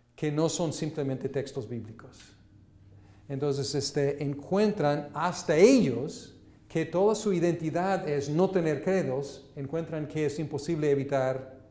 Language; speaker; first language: Spanish; non-native, fluent; English